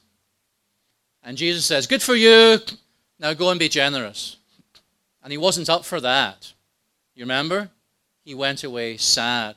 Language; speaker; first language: English; native; English